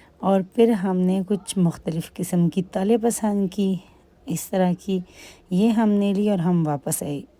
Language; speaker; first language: Urdu; non-native, local second language; Pashto